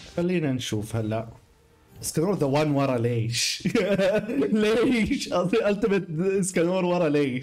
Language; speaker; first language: Arabic; native; Arabic